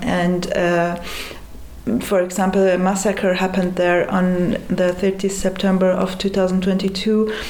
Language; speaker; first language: English; non-native, fluent; Persian